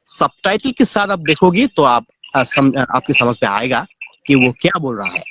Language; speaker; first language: Hindi; non-native, learner; Bangla